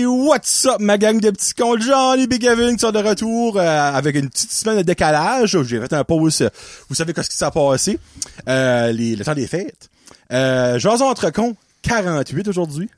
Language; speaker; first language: French; native; French